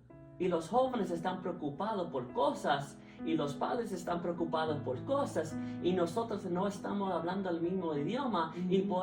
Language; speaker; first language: Spanish; early bilingual, heritage; Spanish